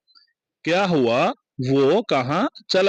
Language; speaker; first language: Hindi; non-native, fluent; Bangla